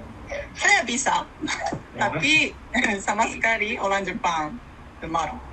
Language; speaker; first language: Indonesian; non-native, learner; Japanese